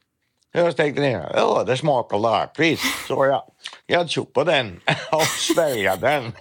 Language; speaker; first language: Swedish; non-native, learner; Dutch